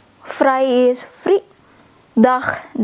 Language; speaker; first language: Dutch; non-native, fluent; Indonesian